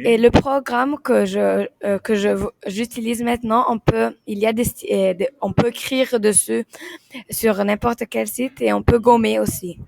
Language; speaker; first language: French; non-native, learner; Arabic